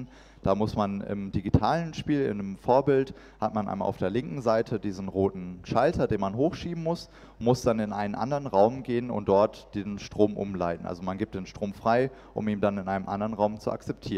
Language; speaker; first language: German; native; German